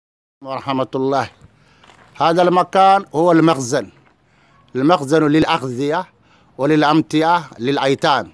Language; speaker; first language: Arabic; non-native, fluent; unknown